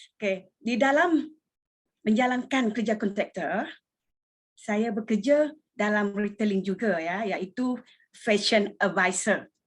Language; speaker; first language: Malay; non-native, local second language; Iban